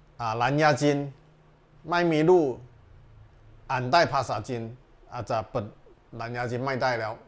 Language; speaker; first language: Thai; non-native, learner; Chinese